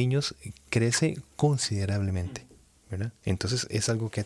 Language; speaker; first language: Spanish; native; Spanish